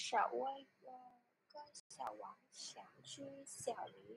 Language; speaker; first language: Chinese; non-native, learner; Vietnamese